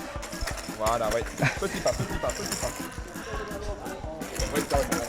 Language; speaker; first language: French; native; French